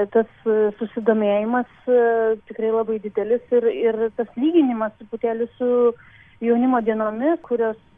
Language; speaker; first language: Lithuanian; native; Lithuanian